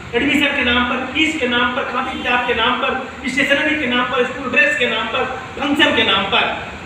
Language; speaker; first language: Hindi; native; Hindi